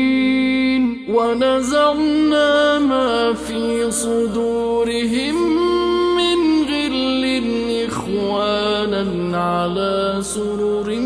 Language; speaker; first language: Arabic; native; Arabic